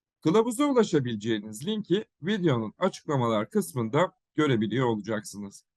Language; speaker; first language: Turkish; native; Turkish